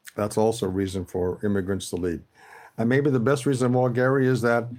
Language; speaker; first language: English; native; English